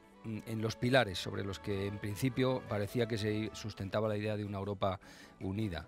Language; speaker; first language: Spanish; native; Spanish